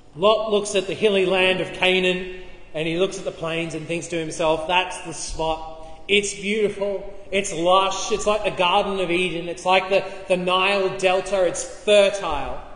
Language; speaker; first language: English; native; English